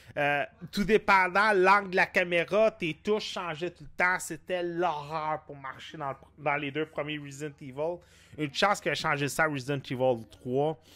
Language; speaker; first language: French; native; French